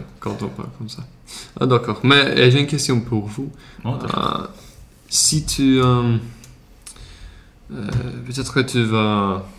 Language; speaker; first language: French; non-native, learner; Swedish